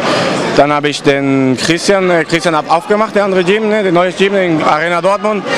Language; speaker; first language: German; non-native, learner; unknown